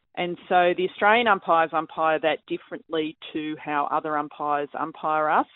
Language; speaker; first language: English; native; English